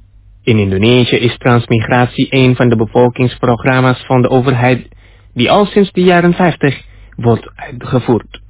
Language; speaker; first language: Dutch; non-native, fluent; Indonesian